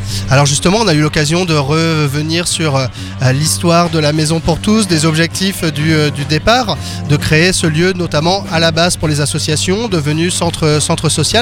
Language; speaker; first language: French; native; French